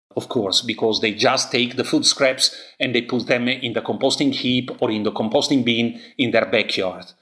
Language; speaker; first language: English; non-native, fluent; Italian